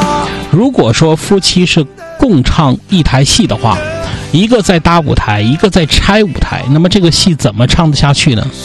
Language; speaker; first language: Chinese; native; Chinese